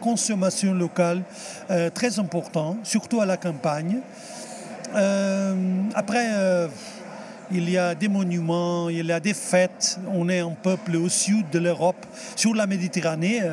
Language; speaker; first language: French; non-native, fluent; Portuguese